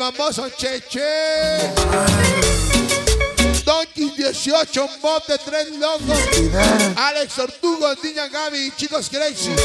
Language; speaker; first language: Spanish; native; Spanish